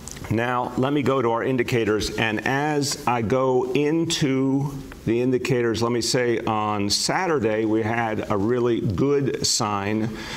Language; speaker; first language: English; native; English